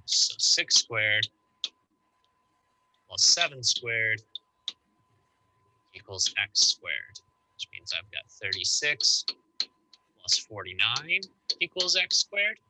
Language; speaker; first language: English; native; English